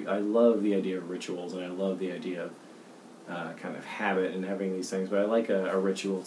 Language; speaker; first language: English; native; English